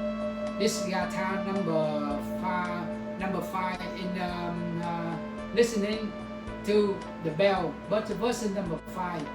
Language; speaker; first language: English; non-native, fluent; Vietnamese